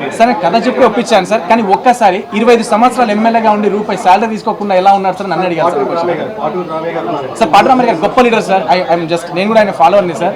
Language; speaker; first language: Telugu; native; Telugu